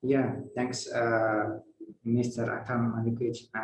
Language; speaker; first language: English; non-native, fluent; Kazakh